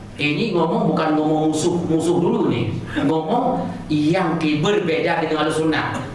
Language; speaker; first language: Indonesian; non-native, local second language; Achinese